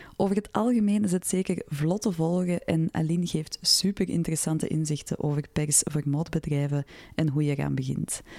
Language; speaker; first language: Dutch; native; Dutch